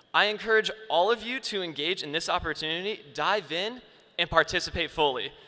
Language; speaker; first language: English; native; English